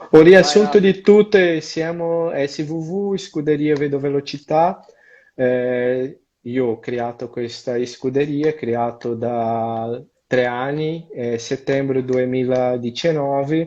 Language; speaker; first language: Italian; non-native, learner; Portuguese